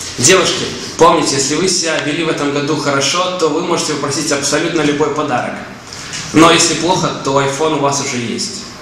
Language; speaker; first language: Russian; native; Russian